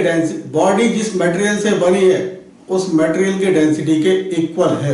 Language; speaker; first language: Hindi; native; Hindi